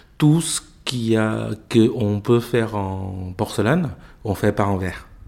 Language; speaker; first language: French; non-native, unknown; Chinese